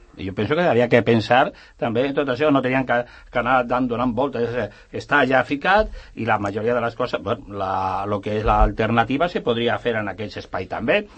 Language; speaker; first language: Catalan; native; Catalan